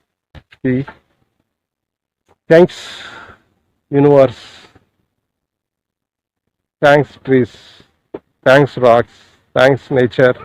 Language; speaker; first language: English; non-native, learner; Telugu